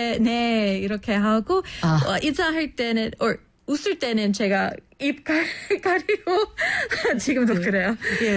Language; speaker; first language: Korean; non-native, fluent; English